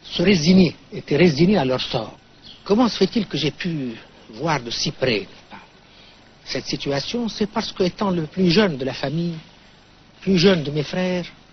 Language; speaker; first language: French; non-native, local second language; Arabic